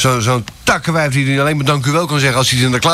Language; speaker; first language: Dutch; native; Dutch